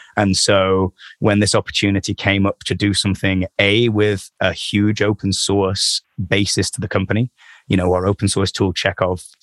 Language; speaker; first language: English; native; English